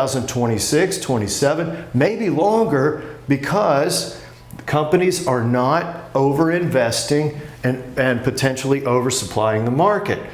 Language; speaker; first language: English; native; English